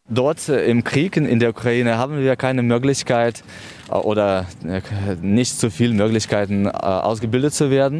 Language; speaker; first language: German; non-native, fluent; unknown